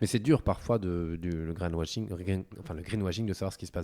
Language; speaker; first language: French; native; French